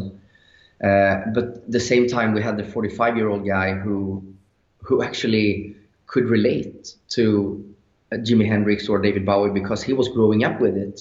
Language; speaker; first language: English; non-native, fluent; Swedish